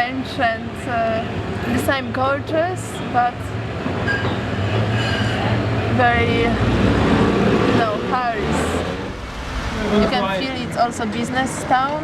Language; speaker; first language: English; non-native, learner; Polish